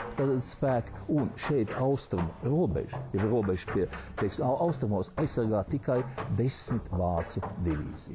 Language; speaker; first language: Latvian; native; Latvian